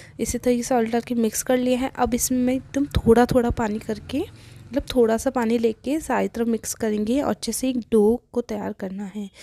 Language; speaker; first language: Hindi; native; Hindi